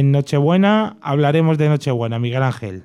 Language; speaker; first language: Spanish; native; Spanish